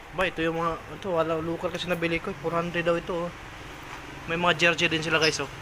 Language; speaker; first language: Filipino; non-native, local second language; Cebuano